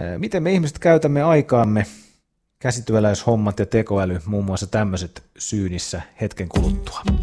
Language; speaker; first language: Finnish; native; Finnish